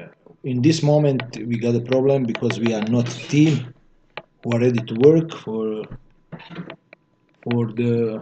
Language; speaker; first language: English; non-native, fluent; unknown